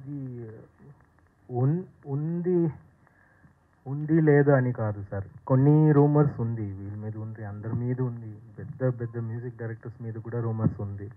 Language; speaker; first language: Telugu; non-native, fluent; Tamil